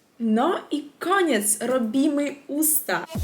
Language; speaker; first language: Polish; non-native, fluent; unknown